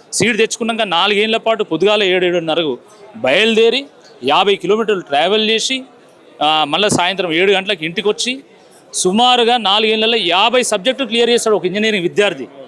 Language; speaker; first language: Telugu; native; Telugu